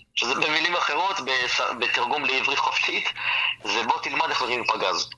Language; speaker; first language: Hebrew; native; Hebrew